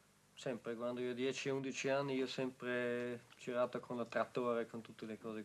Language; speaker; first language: Italian; non-native, learner; German